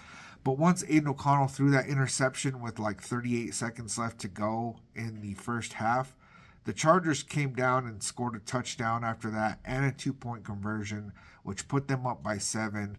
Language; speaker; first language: English; native; English